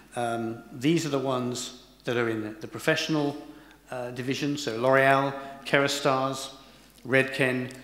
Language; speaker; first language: English; native; English